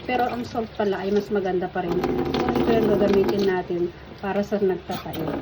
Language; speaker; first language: Filipino; non-native, local second language; Iloko